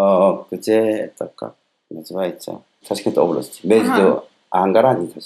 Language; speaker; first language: Russian; non-native, learner; Korean